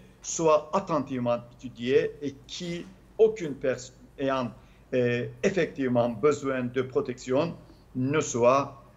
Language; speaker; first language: French; non-native, fluent; Turkish